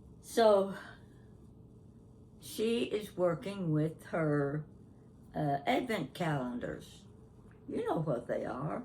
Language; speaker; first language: English; native; English